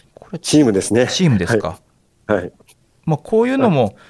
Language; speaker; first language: Japanese; native; Japanese